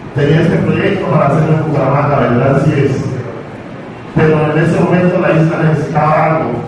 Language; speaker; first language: Spanish; native; Spanish